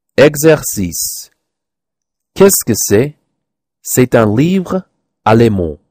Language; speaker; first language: French; non-native, learner; English